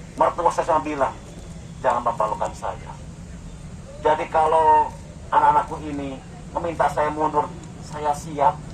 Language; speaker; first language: Indonesian; native; Indonesian